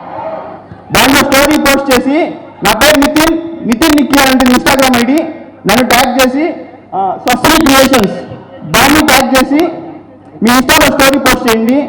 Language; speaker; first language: Telugu; native; Telugu